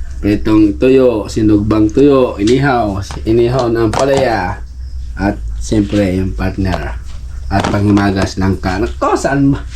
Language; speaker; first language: Filipino; non-native, local second language; Cebuano